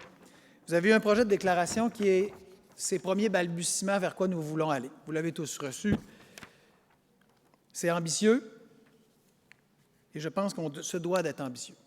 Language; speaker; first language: French; native; French